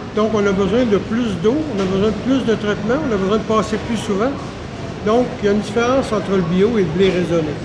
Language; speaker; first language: French; native; French